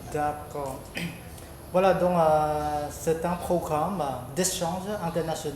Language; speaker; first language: French; non-native, fluent; Khmer